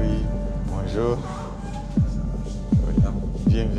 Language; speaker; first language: French; non-native, learner; Dutch